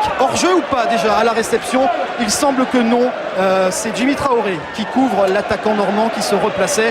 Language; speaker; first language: French; native; French